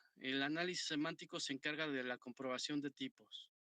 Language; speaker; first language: Spanish; native; Spanish